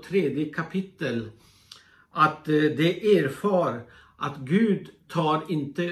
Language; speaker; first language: Swedish; non-native, fluent; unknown